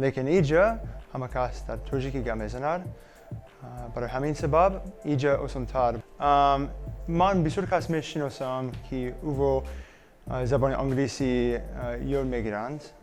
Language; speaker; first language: Persian; non-native, learner; English